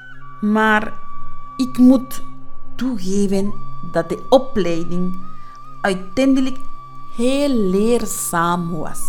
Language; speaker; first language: Dutch; non-native, fluent; Spanish